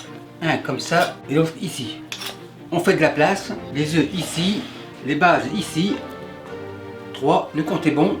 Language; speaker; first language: French; native; French